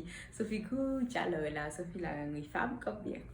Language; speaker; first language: Vietnamese; early bilingual, heritage; French